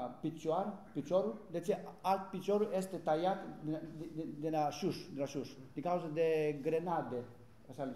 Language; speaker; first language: Romanian; non-native, learner; Greek